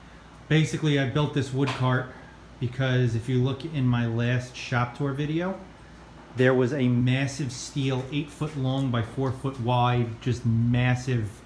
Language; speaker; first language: English; native; English